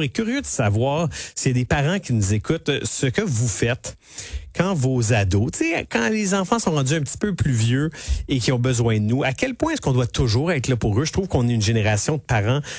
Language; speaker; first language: French; native; French